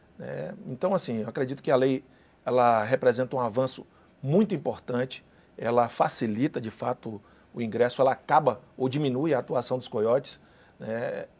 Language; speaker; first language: Portuguese; native; Portuguese